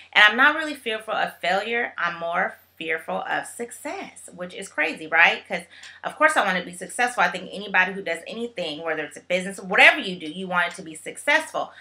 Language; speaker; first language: English; native; English